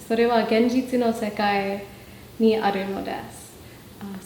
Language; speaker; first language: Japanese; non-native, fluent; English